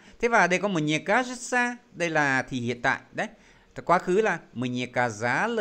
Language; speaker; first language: Vietnamese; native; Vietnamese